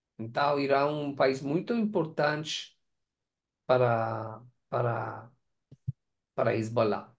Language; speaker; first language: Portuguese; non-native, learner; Persian